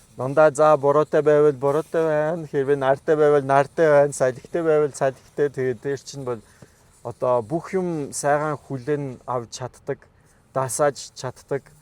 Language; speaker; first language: Mongolian; non-native, fluent; French